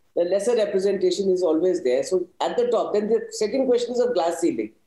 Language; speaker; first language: English; non-native, local second language; Hindi